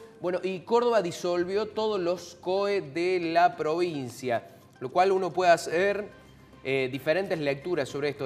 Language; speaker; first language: Spanish; native; Spanish